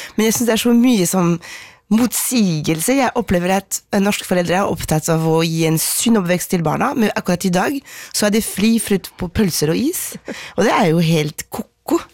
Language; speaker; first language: Norwegian; non-native, fluent; French